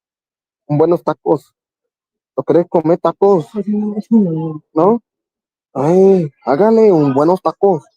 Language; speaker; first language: Spanish; non-native, learner; English